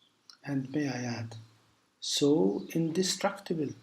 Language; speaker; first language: English; non-native, local second language; Maltese